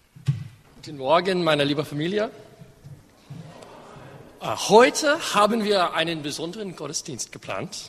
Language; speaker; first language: German; non-native, fluent; English